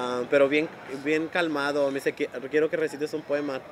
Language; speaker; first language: Spanish; early bilingual, heritage; Spanish